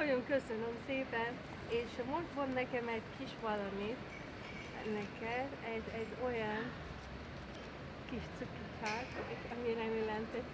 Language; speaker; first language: Hungarian; non-native, learner; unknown